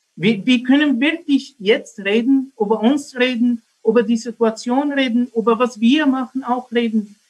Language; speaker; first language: German; non-native, learner; Arabic